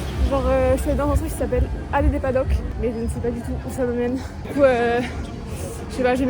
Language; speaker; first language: French; native; French